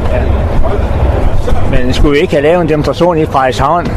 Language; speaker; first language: Danish; native; Danish